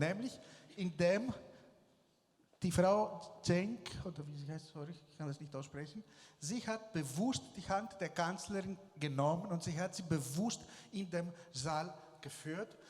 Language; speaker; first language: German; non-native, fluent; Greek